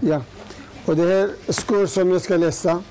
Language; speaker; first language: Swedish; non-native, learner; Turoyo